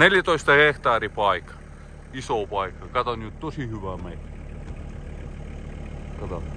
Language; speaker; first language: Finnish; non-native, learner; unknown